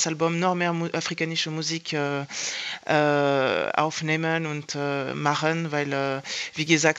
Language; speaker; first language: German; non-native, fluent; French